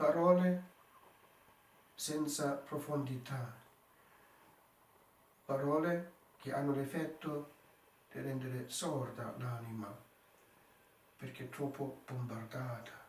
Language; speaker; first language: Italian; non-native, fluent; English